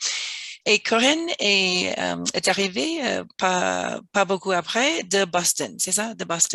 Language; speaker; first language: French; non-native, fluent; English